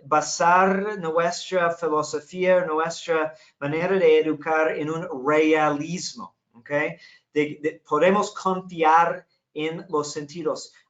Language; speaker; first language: Spanish; non-native, fluent; English